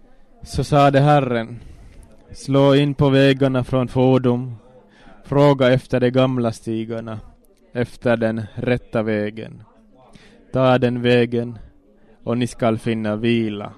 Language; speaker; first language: Swedish; non-native, local second language; Finnish